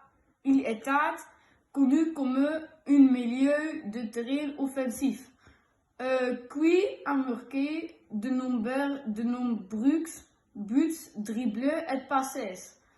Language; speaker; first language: French; non-native, learner; Dutch